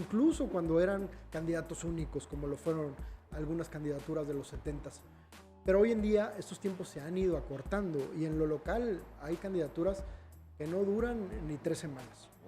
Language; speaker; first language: Spanish; native; Spanish